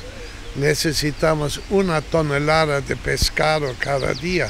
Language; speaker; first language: Spanish; non-native, fluent; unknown